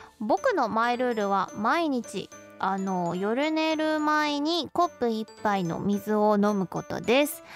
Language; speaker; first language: Japanese; non-native, fluent; Chinese